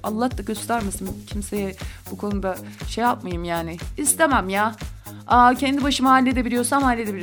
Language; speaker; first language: Turkish; native; Turkish